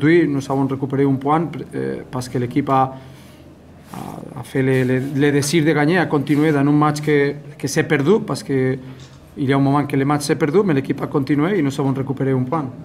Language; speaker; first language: French; non-native, fluent; Spanish